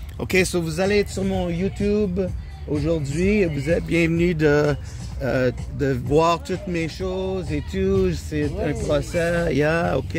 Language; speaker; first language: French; non-native, local second language; English